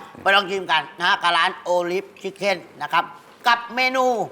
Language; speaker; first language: Thai; native; Thai